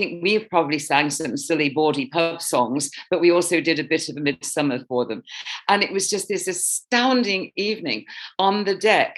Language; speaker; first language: English; native; English